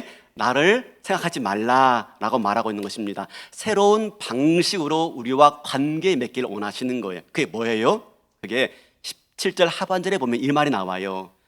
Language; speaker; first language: Korean; native; Korean